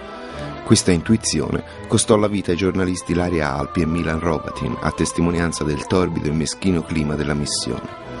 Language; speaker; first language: Italian; native; Italian